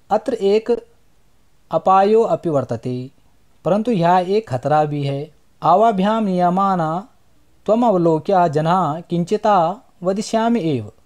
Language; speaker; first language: Hindi; native; Hindi